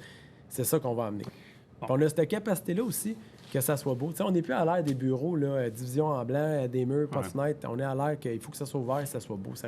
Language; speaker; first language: French; native; French